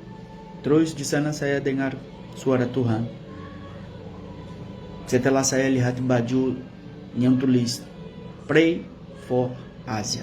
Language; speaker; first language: Indonesian; non-native, learner; Portuguese